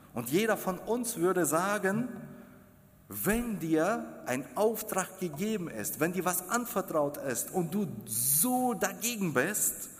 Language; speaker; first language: German; non-native, fluent; Russian